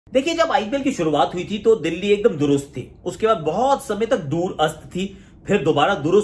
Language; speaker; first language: Hindi; native; Hindi